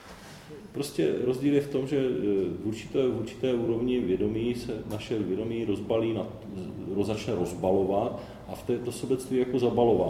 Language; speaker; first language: Czech; native; Czech